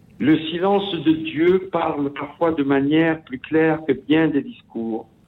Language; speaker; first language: French; non-native, fluent; Italian